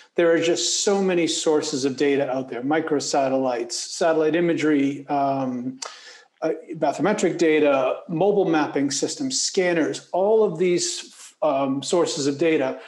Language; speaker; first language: English; native; English